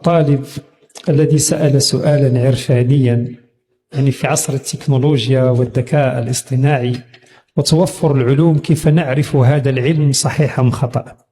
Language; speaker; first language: Arabic; native; Arabic